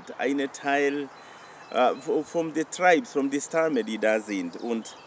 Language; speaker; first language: German; non-native, learner; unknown